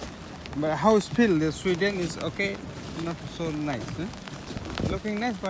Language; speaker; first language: English; non-native, learner; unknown